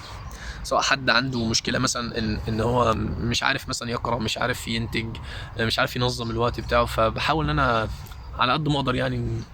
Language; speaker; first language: Arabic; native; Arabic